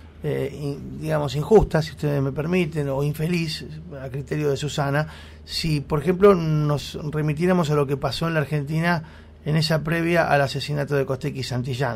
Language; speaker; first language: Spanish; native; Spanish